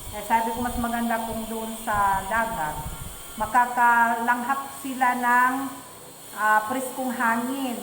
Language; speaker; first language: Filipino; native; Filipino